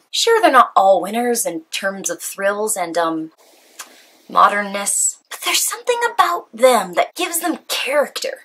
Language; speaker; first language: English; native; English